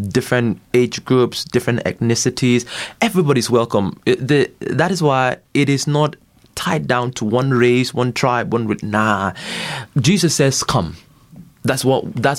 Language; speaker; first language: English; non-native, local second language; Ibibio